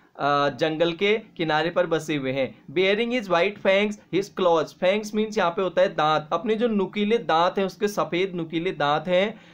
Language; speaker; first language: Hindi; native; Hindi